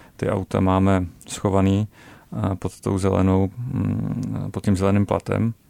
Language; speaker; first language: Czech; native; Czech